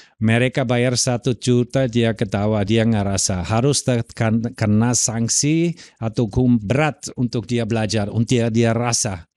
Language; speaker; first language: Indonesian; non-native, fluent; German